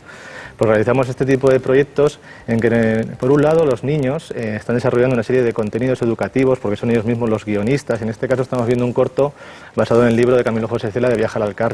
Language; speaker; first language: Spanish; native; Spanish